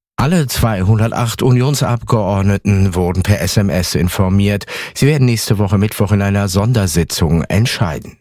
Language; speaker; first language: German; native; German